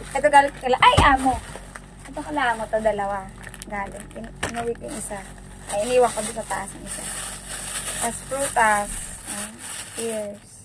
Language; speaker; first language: Filipino; native; Filipino